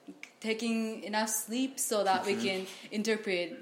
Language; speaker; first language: English; non-native, fluent; Japanese